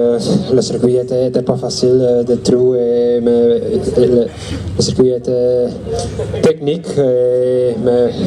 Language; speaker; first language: French; non-native, learner; Dutch